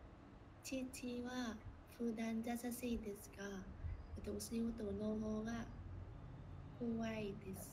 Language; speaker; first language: Japanese; non-native, learner; Vietnamese